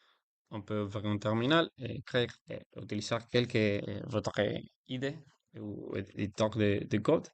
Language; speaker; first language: French; non-native, learner; Spanish